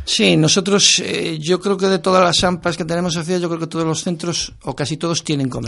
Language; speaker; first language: Spanish; native; Spanish